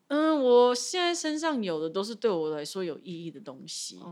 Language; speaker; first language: Chinese; non-native, local second language; Min Nan Chinese